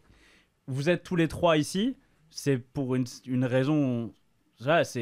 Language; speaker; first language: French; native; French